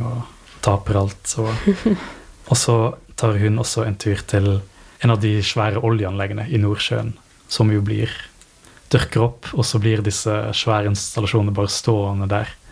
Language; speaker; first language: Norwegian; native; Norwegian